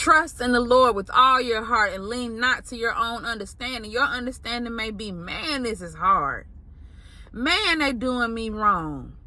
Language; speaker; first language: English; native; English